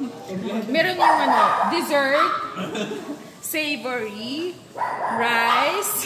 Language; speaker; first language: Filipino; non-native, learner; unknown